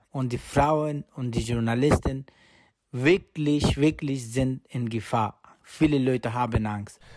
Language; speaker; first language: German; non-native, learner; Persian